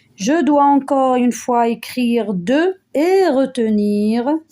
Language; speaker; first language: French; non-native, local second language; Arabic